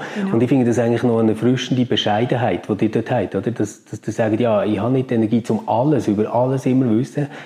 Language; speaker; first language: German; native; German